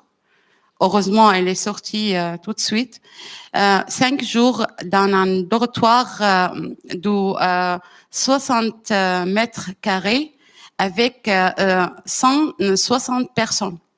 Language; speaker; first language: French; non-native, learner; Arabic